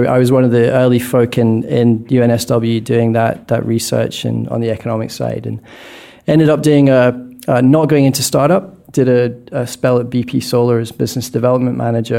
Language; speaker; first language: English; native; English